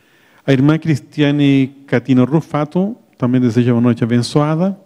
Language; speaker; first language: Portuguese; native; Portuguese